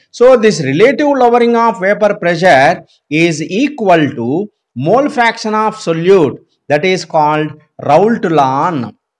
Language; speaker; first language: English; non-native, local second language; Telugu